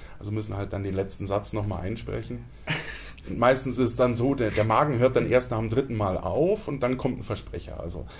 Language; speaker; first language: German; native; German